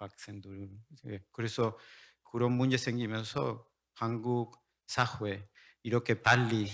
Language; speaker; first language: Korean; non-native, learner; Spanish